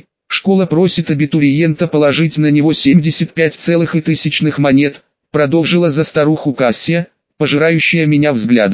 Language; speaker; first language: Russian; native; Russian